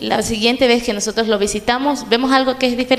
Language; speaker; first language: Spanish; native; Spanish